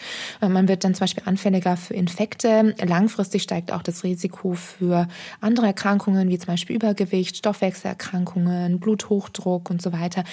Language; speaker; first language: German; native; German